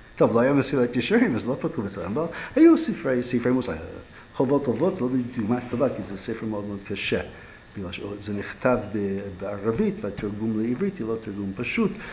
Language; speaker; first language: Hebrew; non-native, fluent; English